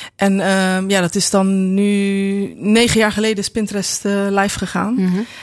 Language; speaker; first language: Dutch; native; Dutch